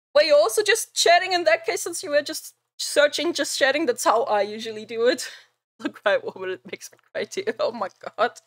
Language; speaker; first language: English; non-native, fluent; German